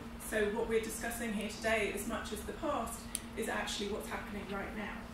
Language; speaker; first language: English; native; English